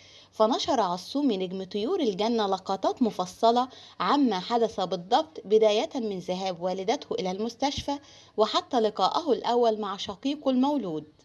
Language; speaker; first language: Arabic; native; Arabic